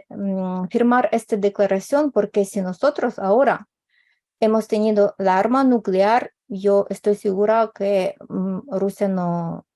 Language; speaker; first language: Spanish; non-native, fluent; Ukrainian